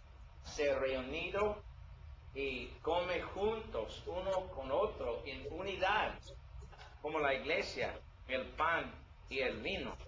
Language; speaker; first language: Spanish; non-native, learner; English